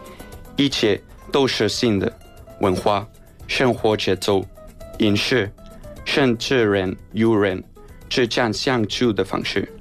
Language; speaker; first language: Chinese; non-native, fluent; Spanish